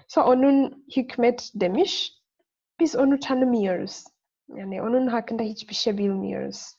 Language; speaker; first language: Turkish; non-native, fluent; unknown